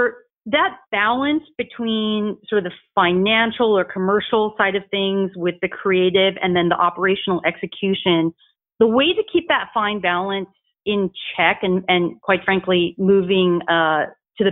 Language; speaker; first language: English; native; English